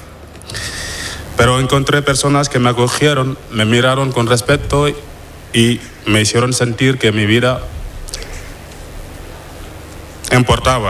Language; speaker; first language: Spanish; non-native, fluent; Wolof